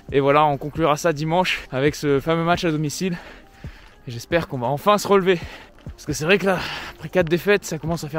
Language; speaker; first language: French; native; French